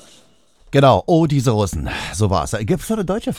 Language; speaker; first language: German; native; German